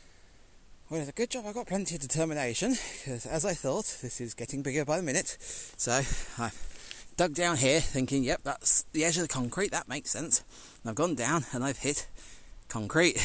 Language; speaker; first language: English; native; English